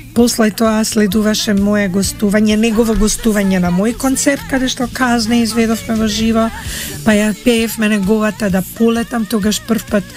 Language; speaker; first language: Macedonian; native; Macedonian